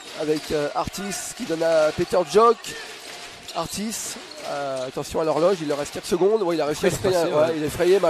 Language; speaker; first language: French; native; French